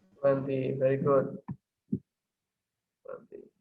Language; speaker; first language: English; non-native, learner; Indonesian